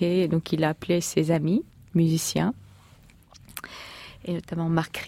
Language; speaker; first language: French; non-native, fluent; Korean